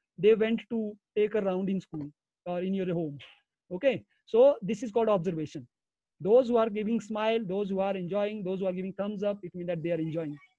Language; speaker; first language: English; non-native, local second language; Hindi